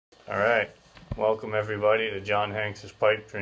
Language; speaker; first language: English; native; English